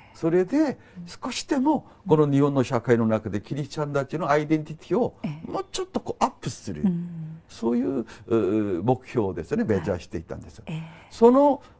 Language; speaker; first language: Japanese; non-native, fluent; Korean